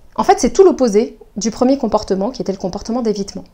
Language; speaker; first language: French; native; French